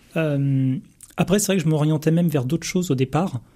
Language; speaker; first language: French; native; French